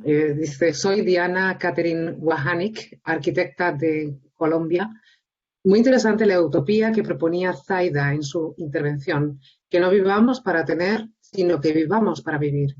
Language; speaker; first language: Spanish; native; Spanish